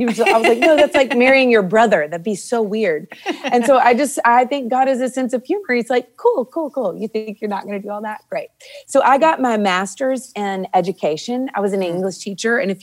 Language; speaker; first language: English; native; English